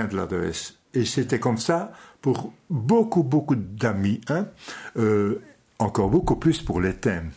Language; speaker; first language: French; non-native, local second language; Dutch